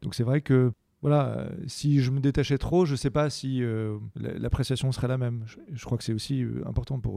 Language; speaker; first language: French; native; French